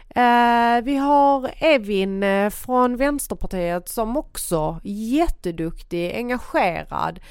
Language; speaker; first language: Swedish; early bilingual, other home language; Persian